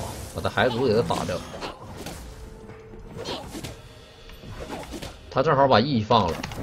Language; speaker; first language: Chinese; native; Chinese